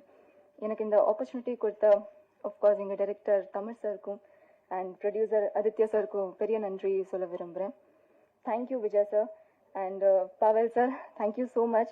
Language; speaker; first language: Tamil; non-native, fluent; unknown